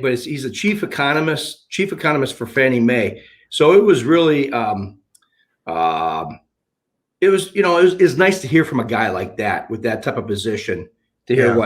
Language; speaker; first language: English; native; English